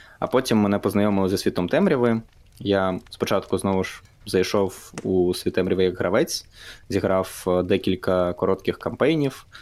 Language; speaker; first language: Ukrainian; non-native, local second language; Russian